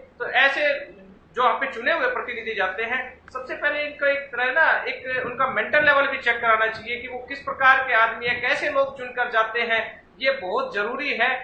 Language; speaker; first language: Hindi; native; Hindi